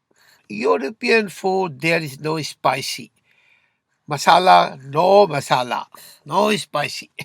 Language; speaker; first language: English; non-native, learner; Urdu